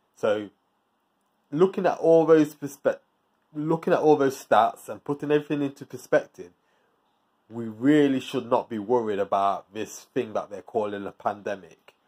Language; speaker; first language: English; native; English